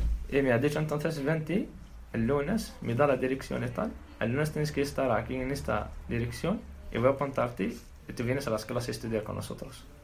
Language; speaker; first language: Spanish; non-native, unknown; Arabic